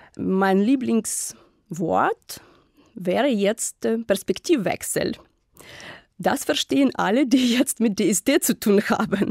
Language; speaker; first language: German; non-native, fluent; Ukrainian